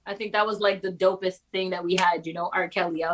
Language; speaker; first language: English; native; English